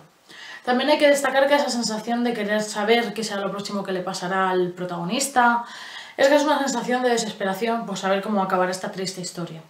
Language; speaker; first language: Spanish; native; Spanish